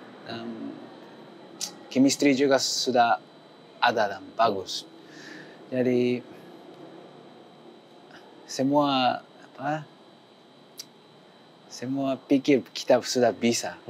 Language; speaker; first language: Indonesian; non-native, learner; Japanese